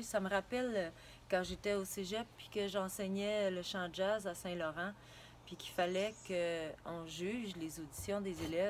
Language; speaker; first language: French; native; French